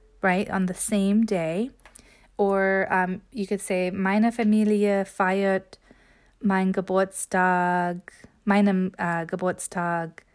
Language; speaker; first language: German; non-native, fluent; English